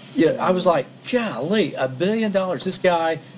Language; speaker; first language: English; native; English